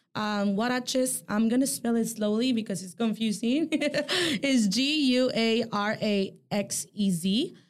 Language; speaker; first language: English; early bilingual, other home language; Spanish